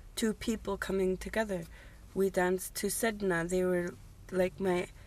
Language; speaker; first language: English; non-native, fluent; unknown